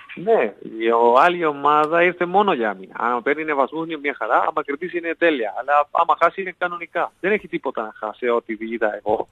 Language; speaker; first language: Greek; non-native, learner; Spanish